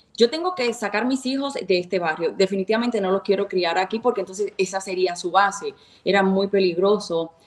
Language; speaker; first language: Spanish; native; Spanish